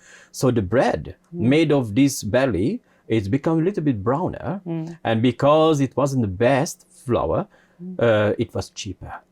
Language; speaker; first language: English; non-native, fluent; Hungarian